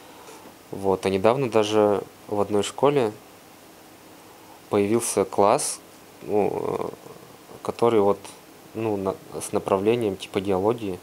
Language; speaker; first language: Russian; native; Russian